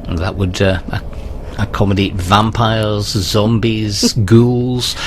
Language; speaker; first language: English; native; English